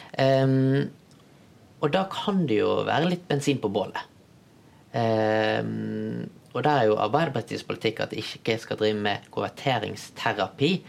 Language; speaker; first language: Norwegian; early bilingual, other home language; Tamil